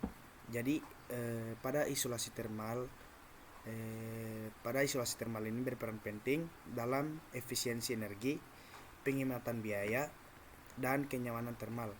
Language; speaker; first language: Indonesian; native; Indonesian